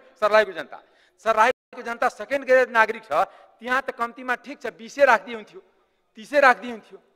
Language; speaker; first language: Nepali; non-native, local second language; Maithili